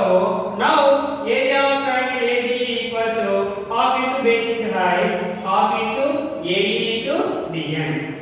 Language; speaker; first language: English; non-native, local second language; Telugu